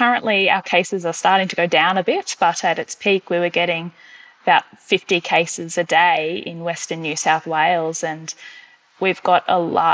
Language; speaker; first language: English; native; English